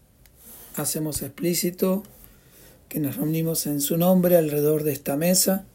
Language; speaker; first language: Spanish; native; Spanish